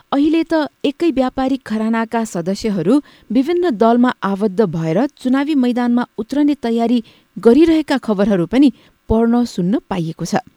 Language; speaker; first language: Nepali; native; Nepali